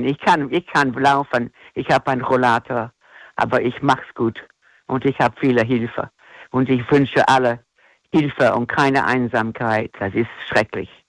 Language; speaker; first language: German; non-native, fluent; English